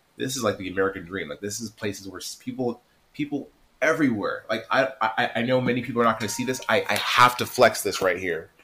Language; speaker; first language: English; native; English